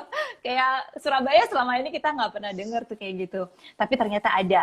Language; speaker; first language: Indonesian; native; Indonesian